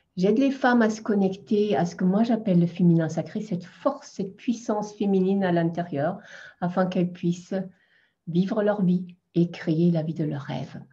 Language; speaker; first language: French; non-native, fluent; German